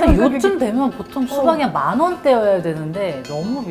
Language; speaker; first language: Korean; native; Korean